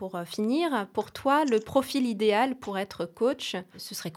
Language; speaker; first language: French; native; French